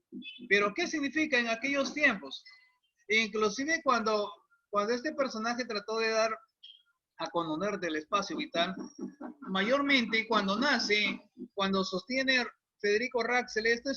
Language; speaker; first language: Spanish; native; Spanish